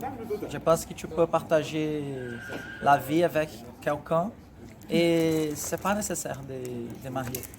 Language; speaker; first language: French; non-native, learner; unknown